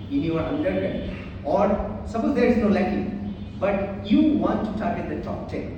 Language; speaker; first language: English; non-native, local second language; Bangla